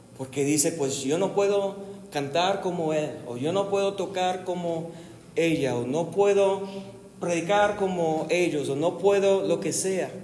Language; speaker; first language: Spanish; non-native, fluent; English